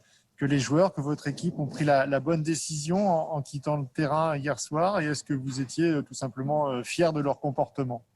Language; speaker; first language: French; native; French